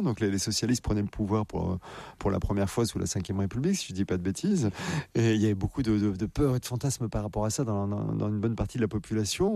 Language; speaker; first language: French; native; French